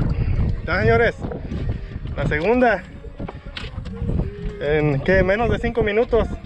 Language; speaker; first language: Spanish; native; Spanish